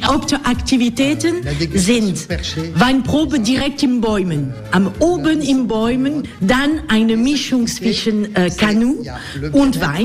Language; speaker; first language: German; non-native, fluent; French